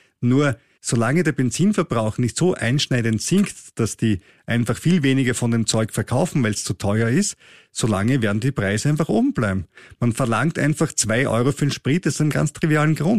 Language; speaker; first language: German; native; German